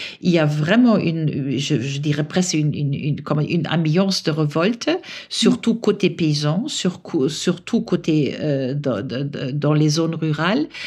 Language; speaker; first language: French; non-native, fluent; German